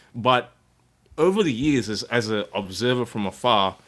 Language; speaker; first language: English; native; English